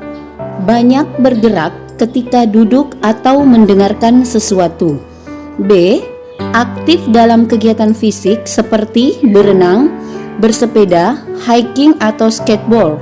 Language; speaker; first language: Indonesian; non-native, local second language; Buginese